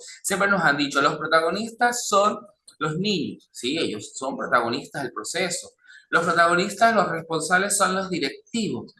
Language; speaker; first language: Spanish; native; Spanish